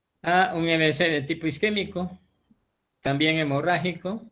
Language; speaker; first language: Spanish; native; Spanish